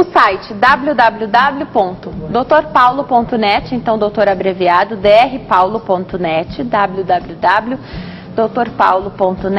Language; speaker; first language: Portuguese; native; Portuguese